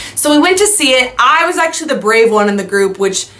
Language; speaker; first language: English; native; English